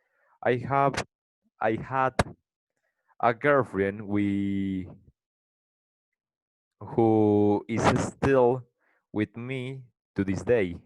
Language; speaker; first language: English; non-native, learner; Spanish